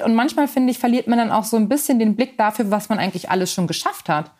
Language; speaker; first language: German; native; German